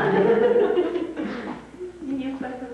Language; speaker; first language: Russian; native; Russian